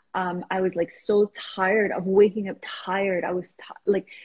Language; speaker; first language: English; non-native, fluent; Persian